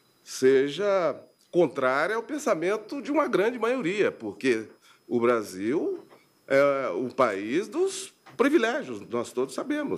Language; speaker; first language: Portuguese; native; Portuguese